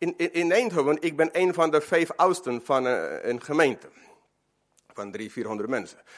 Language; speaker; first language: Dutch; non-native, fluent; Spanish